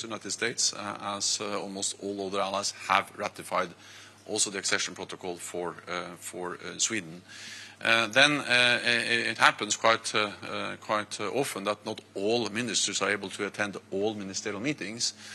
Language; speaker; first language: English; non-native, fluent; Norwegian